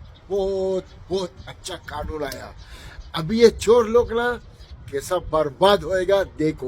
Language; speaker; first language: Hindi; non-native, learner; Arabic